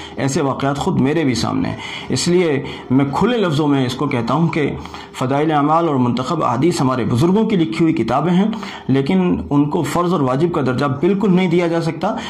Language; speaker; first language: Urdu; native; Urdu